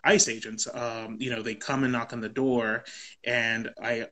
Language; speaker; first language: English; native; English